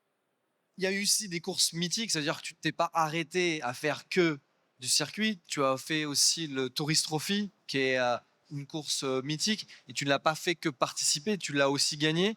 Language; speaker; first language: French; native; French